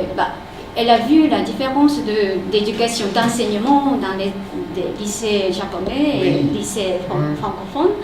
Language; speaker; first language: French; non-native, fluent; Japanese